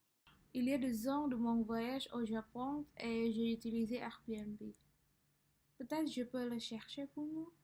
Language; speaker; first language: French; non-native, learner; Indonesian